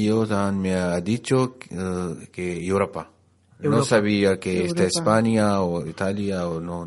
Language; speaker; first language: Spanish; non-native, learner; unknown